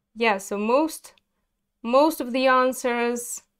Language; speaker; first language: English; non-native, fluent; Ukrainian